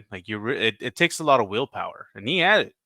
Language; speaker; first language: English; native; English